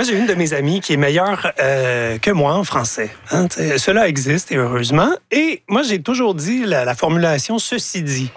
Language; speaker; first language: French; native; French